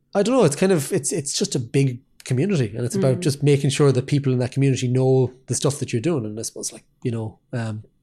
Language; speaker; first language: English; native; English